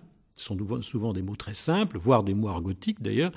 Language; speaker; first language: French; native; French